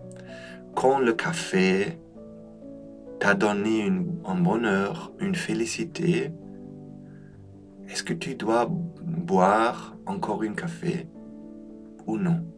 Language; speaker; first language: French; non-native, fluent; German